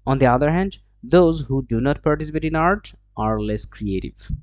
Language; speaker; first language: English; non-native, local second language; Bangla